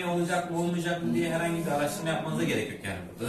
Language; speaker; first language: Turkish; native; Turkish